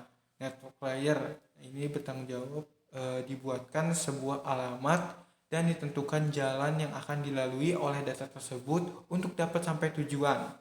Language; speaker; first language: Indonesian; native; Indonesian